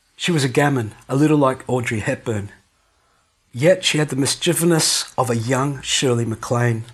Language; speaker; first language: English; native; English